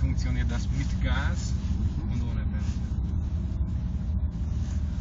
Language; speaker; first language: German; non-native, learner; Hungarian